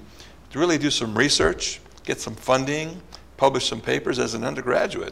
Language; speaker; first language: English; early bilingual, other home language; Italian